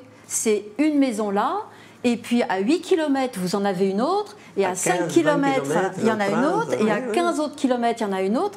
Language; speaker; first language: French; native; French